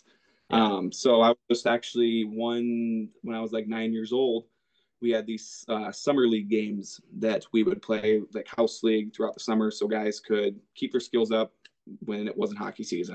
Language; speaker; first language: English; native; English